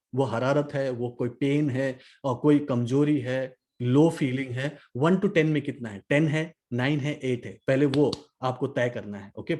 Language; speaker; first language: Hindi; non-native, local second language; Nepali